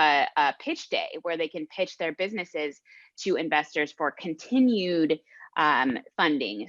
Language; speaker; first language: English; native; English